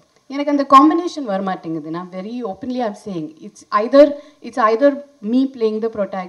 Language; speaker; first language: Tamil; non-native, fluent; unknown